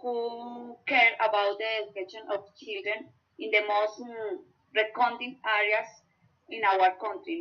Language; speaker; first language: English; non-native, learner; Spanish